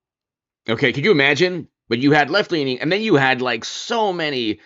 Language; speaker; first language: English; native; English